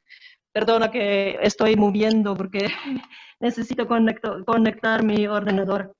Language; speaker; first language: Spanish; non-native, fluent; Estonian